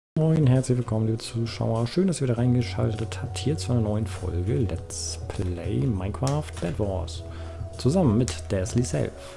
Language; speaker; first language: German; native; German